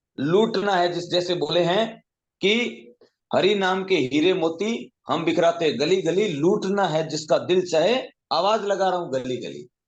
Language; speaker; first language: Hindi; native; Hindi